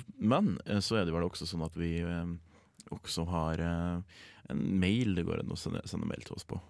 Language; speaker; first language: Norwegian; native; Norwegian